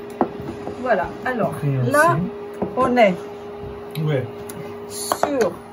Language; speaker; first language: French; non-native, fluent; Italian